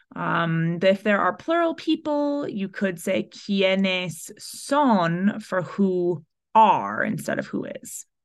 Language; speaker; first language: English; early bilingual, other home language; Spanish